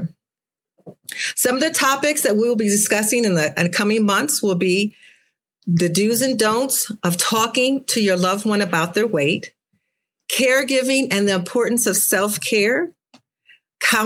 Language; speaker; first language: English; native; English